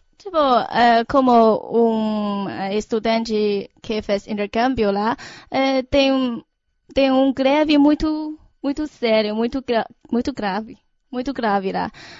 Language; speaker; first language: Portuguese; non-native, fluent; Chinese